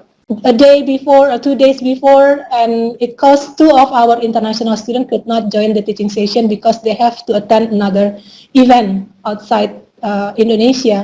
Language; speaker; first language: English; non-native, fluent; Indonesian